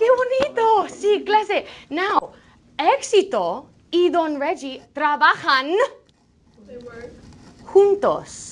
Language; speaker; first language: Spanish; non-native, fluent; English